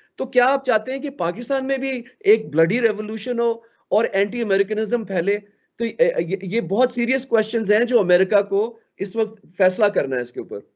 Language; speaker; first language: Urdu; native; Urdu